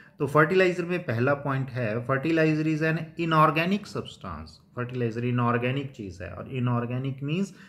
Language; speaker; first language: Hindi; non-native, local second language; Punjabi